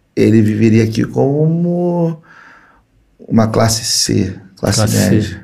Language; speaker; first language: Portuguese; early bilingual, other home language; Spanish